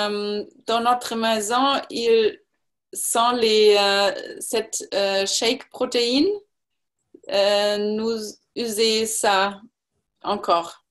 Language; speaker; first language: French; non-native, learner; German